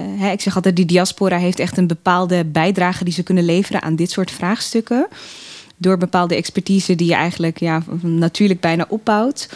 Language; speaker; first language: Dutch; early bilingual, other home language; Tigrinya